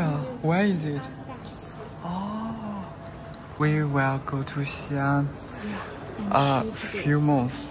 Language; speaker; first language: English; non-native, learner; Chinese